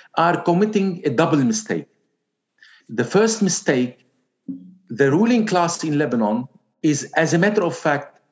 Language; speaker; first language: English; non-native, fluent; Arabic